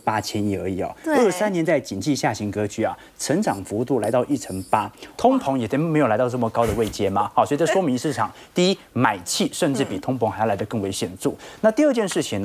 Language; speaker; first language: Chinese; native; Chinese